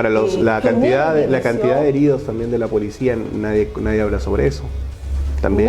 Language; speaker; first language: Spanish; native; Spanish